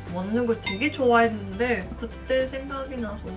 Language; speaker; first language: Korean; non-native, fluent; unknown